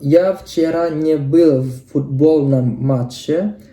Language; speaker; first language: Russian; non-native, learner; Indonesian